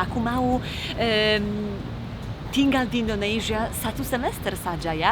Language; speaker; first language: Indonesian; non-native, fluent; Polish